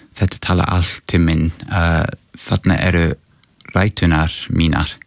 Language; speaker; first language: Icelandic; non-native, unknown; English